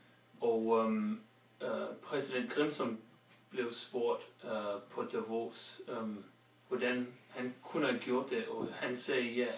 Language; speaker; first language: Danish; non-native, fluent; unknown